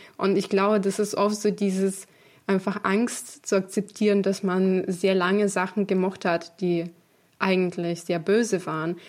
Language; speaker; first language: German; non-native, fluent; Ukrainian